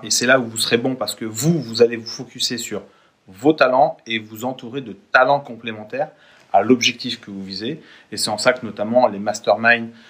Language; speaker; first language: French; native; French